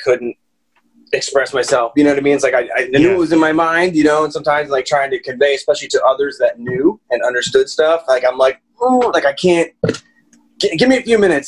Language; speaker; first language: English; native; English